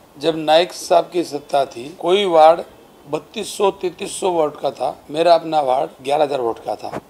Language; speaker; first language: Hindi; non-native, local second language; Marathi